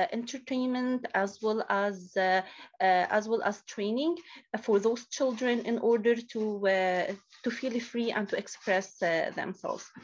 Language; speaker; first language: English; non-native, learner; Arabic